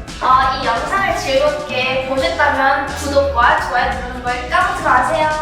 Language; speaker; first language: Korean; non-native, fluent; Filipino